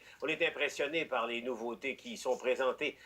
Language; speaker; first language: French; native; French